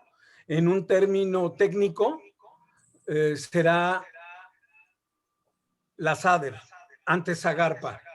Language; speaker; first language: Spanish; native; Spanish